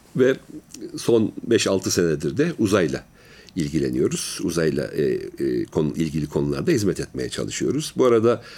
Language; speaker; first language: Turkish; native; Turkish